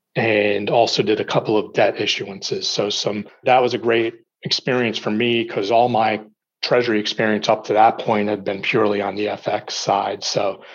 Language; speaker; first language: English; native; English